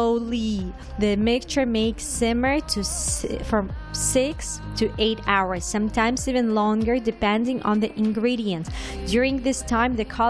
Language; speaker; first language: English; non-native, fluent; Ukrainian